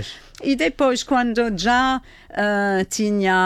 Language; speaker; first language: Portuguese; non-native, learner; French